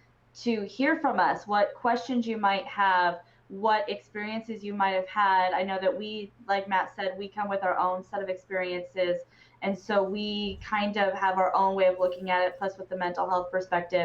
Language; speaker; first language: English; native; English